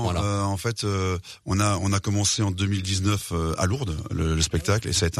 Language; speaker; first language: French; native; French